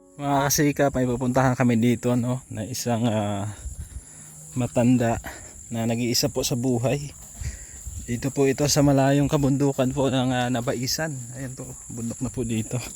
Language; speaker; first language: Filipino; non-native, local second language; Hiligaynon